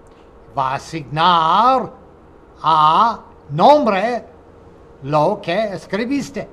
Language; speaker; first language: Spanish; non-native, fluent; English